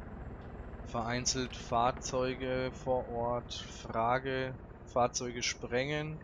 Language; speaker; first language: German; native; German